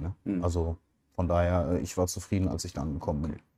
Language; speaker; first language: German; native; German